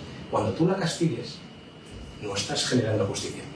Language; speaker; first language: Spanish; native; Spanish